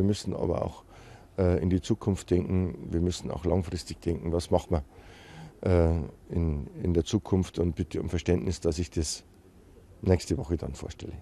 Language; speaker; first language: German; native; German